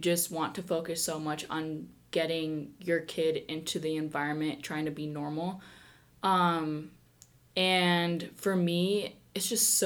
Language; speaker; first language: English; early bilingual, other home language; Spanish